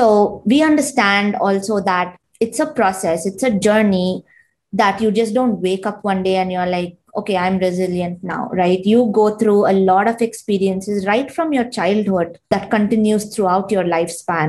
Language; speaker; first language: English; non-native, local second language; Kannada